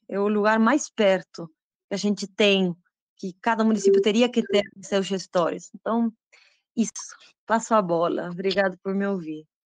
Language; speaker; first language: Portuguese; non-native, fluent; Spanish